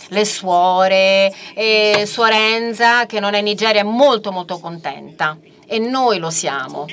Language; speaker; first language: Italian; non-native, fluent; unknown